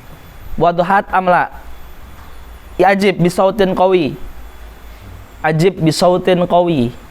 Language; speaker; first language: Arabic; non-native, fluent; Indonesian